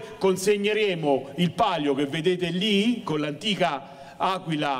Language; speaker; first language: Italian; native; Italian